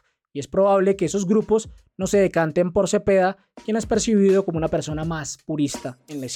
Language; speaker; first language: Spanish; native; Spanish